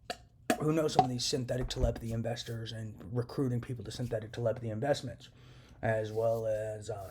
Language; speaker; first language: English; native; English